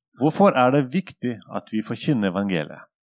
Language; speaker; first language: Norwegian; non-native, fluent; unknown